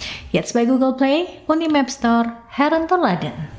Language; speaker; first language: German; non-native, fluent; Indonesian